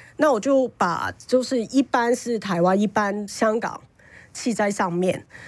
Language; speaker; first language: Chinese; non-native, fluent; Cantonese